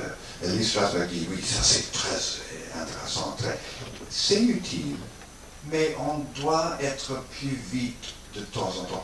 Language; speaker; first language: French; non-native, learner; English